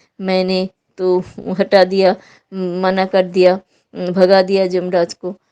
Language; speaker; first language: Hindi; non-native, local second language; Bangla